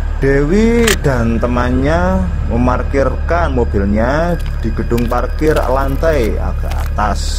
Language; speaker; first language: Indonesian; native; Indonesian